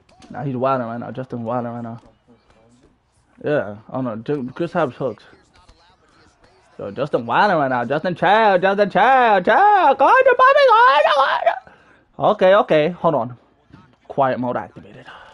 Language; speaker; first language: English; early bilingual, other home language; Spanish